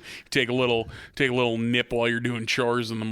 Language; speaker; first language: English; native; English